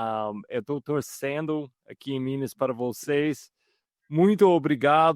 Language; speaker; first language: Portuguese; non-native, fluent; English